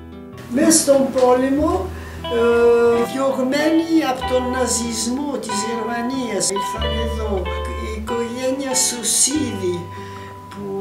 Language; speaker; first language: Greek; early bilingual, heritage; Greek